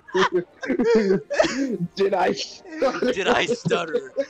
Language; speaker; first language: English; native; English